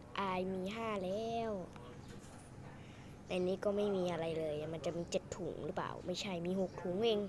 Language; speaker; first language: Thai; native; Thai